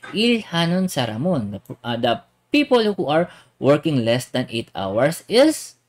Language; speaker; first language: English; non-native, local second language; Filipino